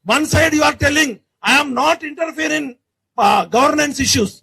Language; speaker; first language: English; non-native, local second language; Telugu